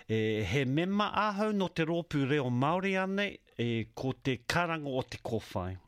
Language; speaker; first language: Māori; non-native, learner; English